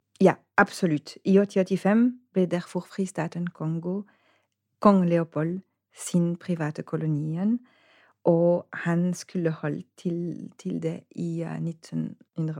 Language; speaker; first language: Norwegian; non-native, fluent; French